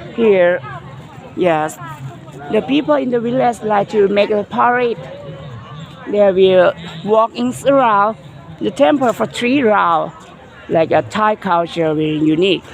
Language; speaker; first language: English; non-native, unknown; Thai